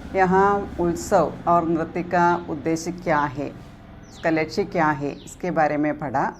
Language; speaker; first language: Hindi; non-native, local second language; Malayalam